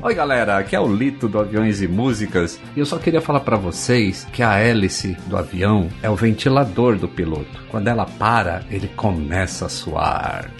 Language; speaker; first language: Portuguese; native; Portuguese